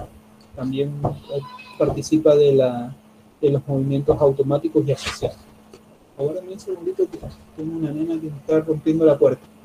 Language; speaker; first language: Spanish; native; Spanish